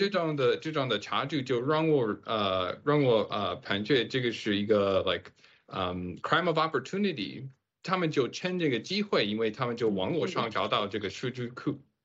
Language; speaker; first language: Chinese; non-native, fluent; English